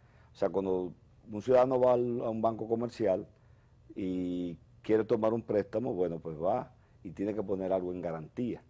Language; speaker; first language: Spanish; native; Spanish